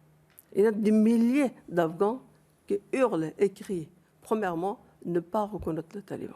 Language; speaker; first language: French; non-native, fluent; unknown